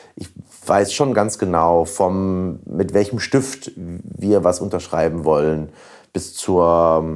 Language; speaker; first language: German; native; German